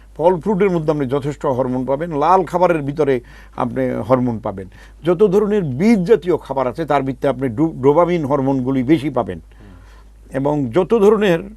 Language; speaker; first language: Bangla; native; Bangla